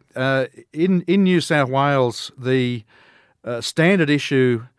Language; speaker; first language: English; native; English